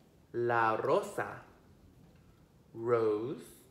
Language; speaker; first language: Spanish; non-native, fluent; English